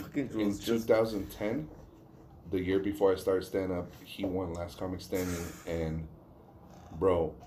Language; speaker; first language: English; early bilingual, other home language; Spanish